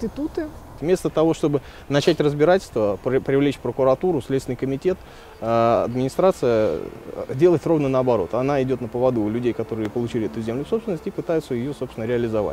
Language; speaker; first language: Russian; native; Russian